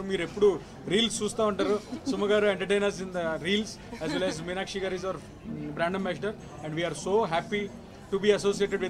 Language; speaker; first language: Telugu; native; Telugu